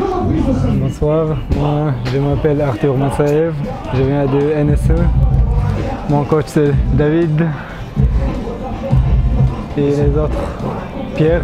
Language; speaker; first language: French; non-native, learner; Chechen